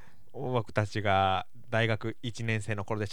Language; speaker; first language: Japanese; native; Japanese